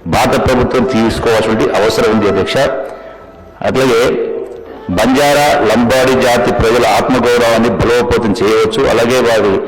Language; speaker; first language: Telugu; native; Telugu